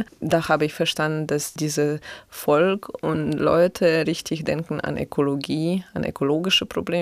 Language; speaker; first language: German; non-native, fluent; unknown